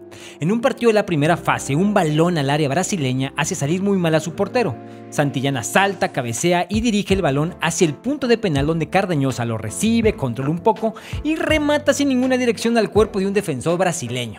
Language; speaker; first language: Spanish; native; Spanish